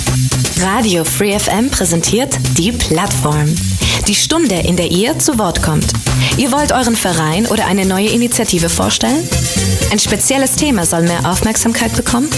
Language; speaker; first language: German; native; German